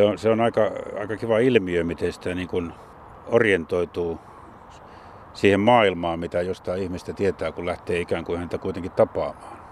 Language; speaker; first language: Finnish; native; Finnish